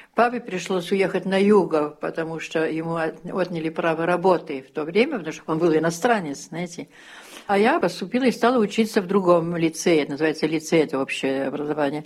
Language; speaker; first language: Russian; early bilingual, heritage; Russian